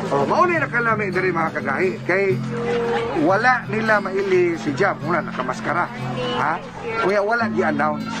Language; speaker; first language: Cebuano; native; Cebuano